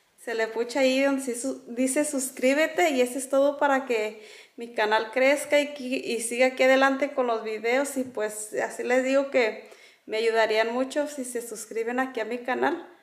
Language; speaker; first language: Spanish; native; Spanish